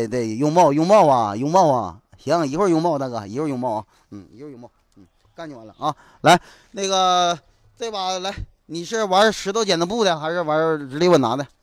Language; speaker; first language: Chinese; native; Chinese